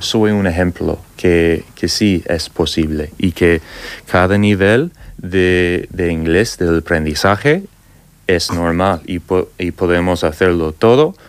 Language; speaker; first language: Spanish; non-native, fluent; English